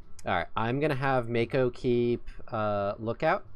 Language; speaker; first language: English; native; English